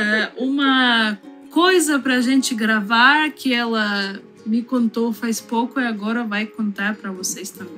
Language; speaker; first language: Portuguese; non-native, fluent; Russian